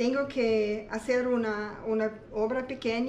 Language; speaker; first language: Spanish; non-native, learner; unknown